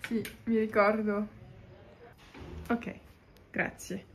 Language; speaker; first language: Italian; non-native, learner; French